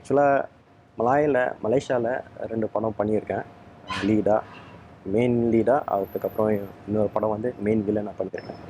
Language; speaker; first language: Tamil; early bilingual, heritage; Tamil